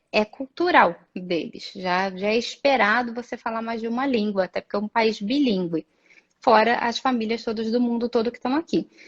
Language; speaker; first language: Portuguese; native; Portuguese